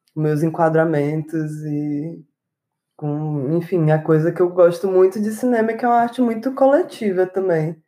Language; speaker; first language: Portuguese; native; Portuguese